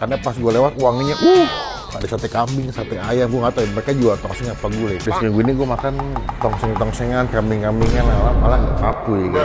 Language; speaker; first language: Indonesian; native; Indonesian